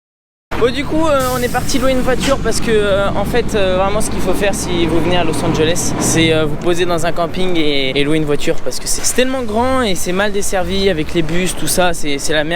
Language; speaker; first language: French; native; French